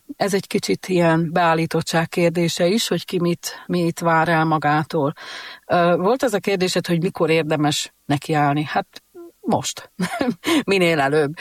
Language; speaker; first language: Hungarian; native; Hungarian